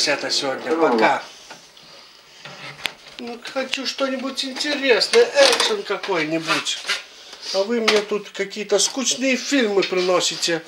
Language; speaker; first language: Russian; native; Russian